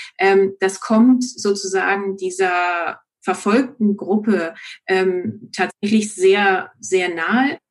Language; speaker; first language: German; native; German